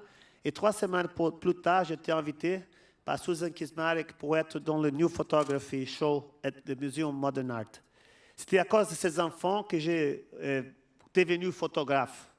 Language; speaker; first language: French; non-native, fluent; Portuguese